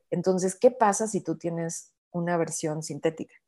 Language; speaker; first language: Spanish; native; Spanish